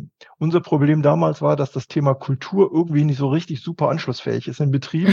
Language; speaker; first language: German; native; German